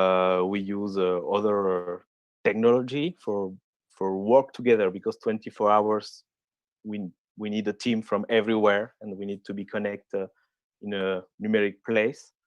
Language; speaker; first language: English; non-native, fluent; French